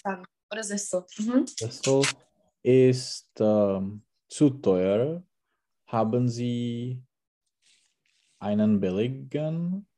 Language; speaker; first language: German; non-native, learner; Czech